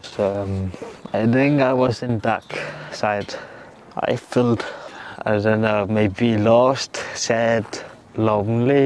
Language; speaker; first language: English; non-native, learner; Kalaallisut